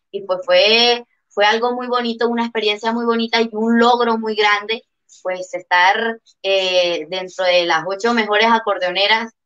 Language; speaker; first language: Spanish; native; Spanish